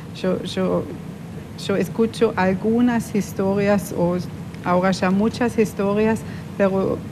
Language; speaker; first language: Spanish; non-native, fluent; German